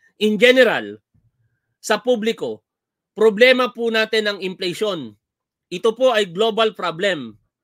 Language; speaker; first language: Filipino; native; Filipino